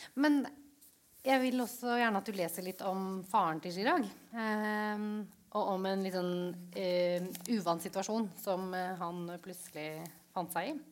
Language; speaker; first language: Norwegian; early bilingual, other home language; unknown